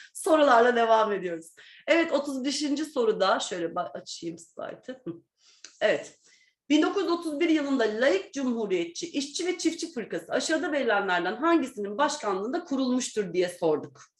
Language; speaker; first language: Turkish; native; Turkish